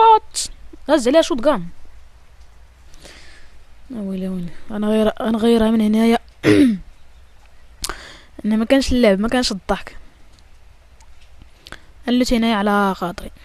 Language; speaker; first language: Arabic; native; Arabic